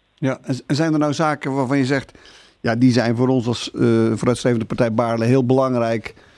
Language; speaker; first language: Dutch; native; Dutch